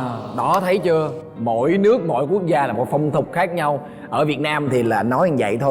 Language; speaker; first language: Vietnamese; native; Vietnamese